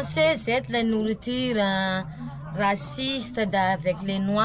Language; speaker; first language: French; non-native, local second language; Malagasy